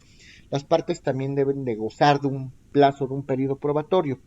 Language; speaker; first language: Spanish; native; Spanish